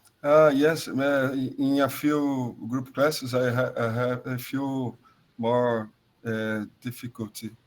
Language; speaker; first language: English; non-native, learner; Portuguese